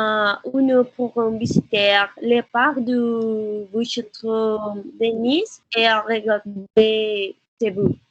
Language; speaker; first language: French; non-native, learner; Spanish